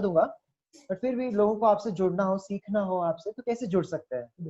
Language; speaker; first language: Hindi; native; Hindi